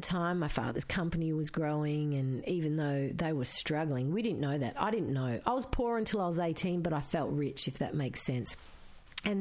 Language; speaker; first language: English; non-native, local second language; Croatian